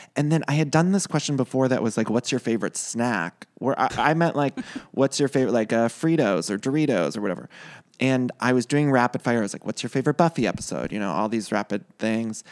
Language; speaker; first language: English; native; English